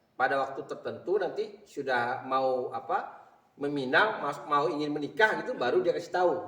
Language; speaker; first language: Indonesian; native; Indonesian